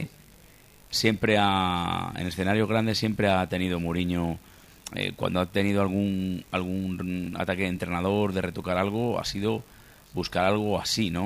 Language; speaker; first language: Spanish; native; Spanish